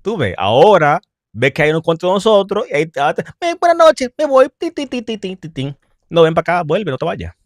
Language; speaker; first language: Spanish; early bilingual, heritage; Spanish